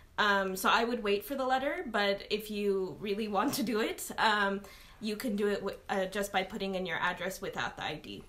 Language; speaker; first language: English; early bilingual, other home language; Arabic